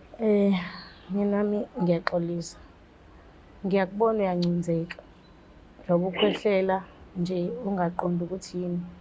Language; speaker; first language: Zulu; native; Zulu